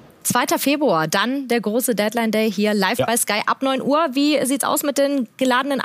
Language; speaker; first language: German; native; German